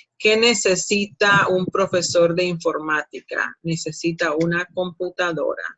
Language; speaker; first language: Spanish; non-native, fluent; English